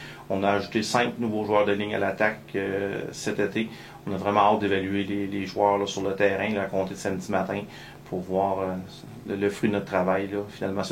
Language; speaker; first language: French; native; French